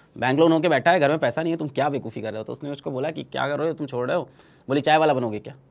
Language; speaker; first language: Hindi; native; Hindi